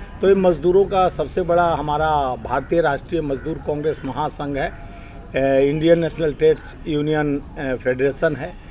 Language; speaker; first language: Hindi; native; Hindi